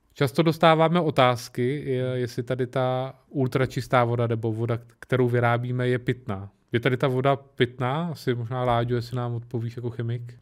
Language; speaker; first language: Czech; native; Czech